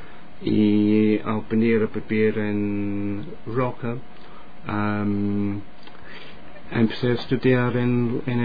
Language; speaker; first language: Spanish; non-native, fluent; English